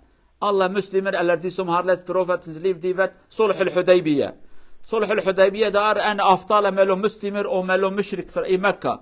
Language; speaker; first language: Norwegian; non-native, learner; Kurdish